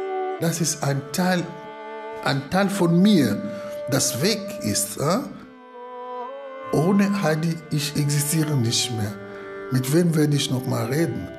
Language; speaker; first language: German; non-native, fluent; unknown